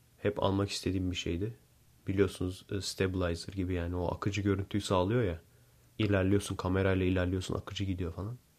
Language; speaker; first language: Turkish; native; Turkish